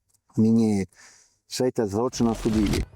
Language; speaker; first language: Russian; non-native, learner; Italian